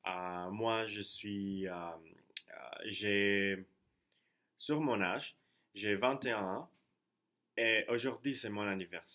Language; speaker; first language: French; non-native, learner; Spanish